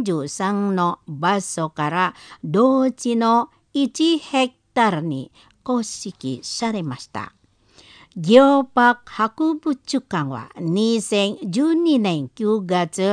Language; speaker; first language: Japanese; non-native, learner; Indonesian